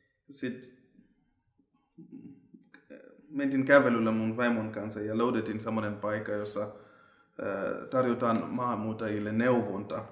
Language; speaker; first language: Finnish; non-native, fluent; Shona